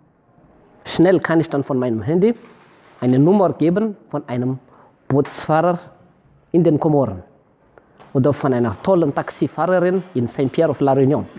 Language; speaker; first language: German; non-native, fluent; Malagasy